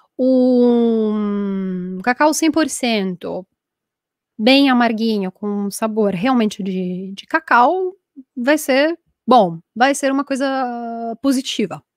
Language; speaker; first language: Portuguese; non-native, fluent; Italian